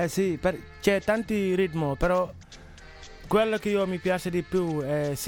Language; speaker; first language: Italian; non-native, learner; Wolof